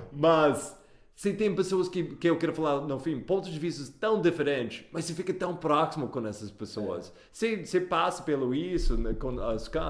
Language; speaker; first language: Portuguese; non-native, fluent; English